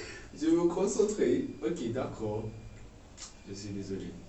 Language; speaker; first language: French; non-native, fluent; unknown